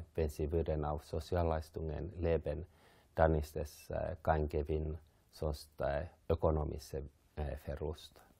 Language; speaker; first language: German; non-native, fluent; Finnish